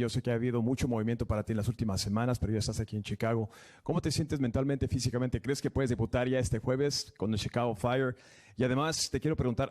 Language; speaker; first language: Spanish; native; Spanish